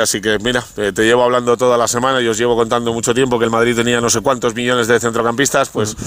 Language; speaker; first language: Spanish; native; Spanish